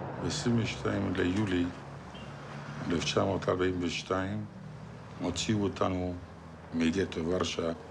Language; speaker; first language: Hebrew; non-native, fluent; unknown